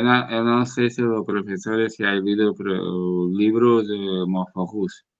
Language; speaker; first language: Spanish; non-native, learner; Portuguese